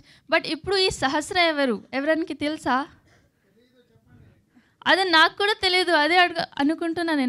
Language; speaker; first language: Telugu; non-native, learner; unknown